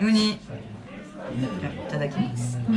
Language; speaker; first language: Japanese; non-native, learner; French